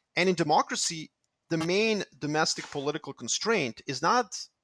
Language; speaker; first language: English; non-native, fluent; Serbian